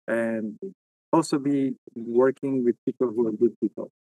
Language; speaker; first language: English; non-native, fluent; Persian